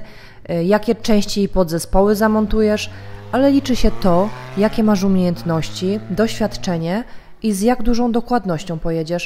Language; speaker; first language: Polish; native; Polish